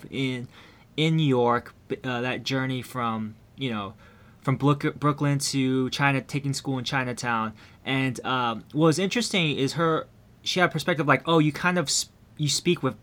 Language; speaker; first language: English; early bilingual, other home language; Min Nan Chinese